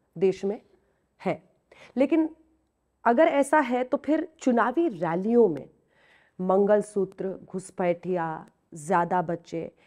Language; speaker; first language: Hindi; native; Hindi